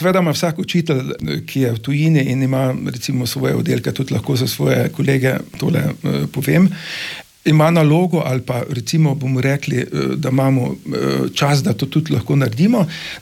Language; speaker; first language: Slovenian; native; Slovenian